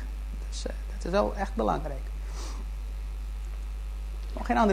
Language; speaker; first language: Dutch; early bilingual, heritage; Dutch